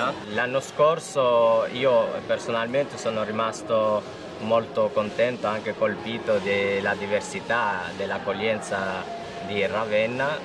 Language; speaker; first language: Italian; non-native, fluent; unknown